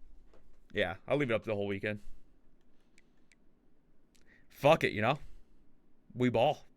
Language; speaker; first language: English; native; English